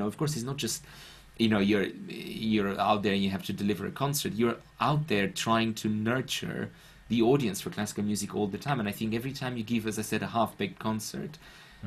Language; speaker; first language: English; non-native, fluent; Romanian